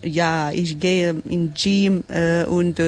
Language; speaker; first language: German; non-native, learner; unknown